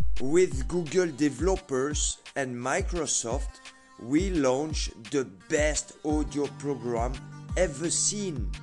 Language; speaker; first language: English; non-native, learner; French